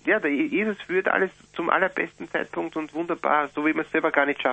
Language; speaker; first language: German; native; German